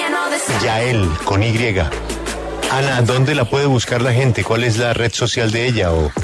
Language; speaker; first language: Spanish; native; Spanish